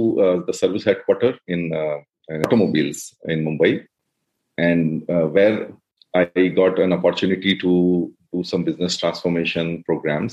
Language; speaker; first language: English; non-native, local second language; Hindi